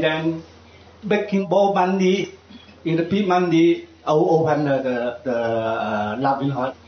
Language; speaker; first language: English; non-native, learner; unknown